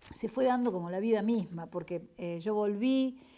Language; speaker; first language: Spanish; native; Spanish